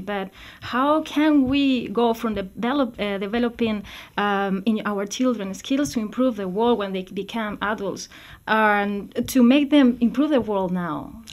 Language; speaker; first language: English; non-native, fluent; Spanish